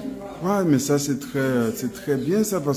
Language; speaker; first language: French; non-native, local second language; English